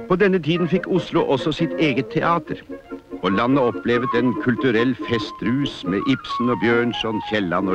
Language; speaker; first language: Norwegian; native; Norwegian